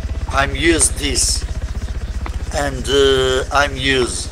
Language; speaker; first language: English; non-native, learner; Portuguese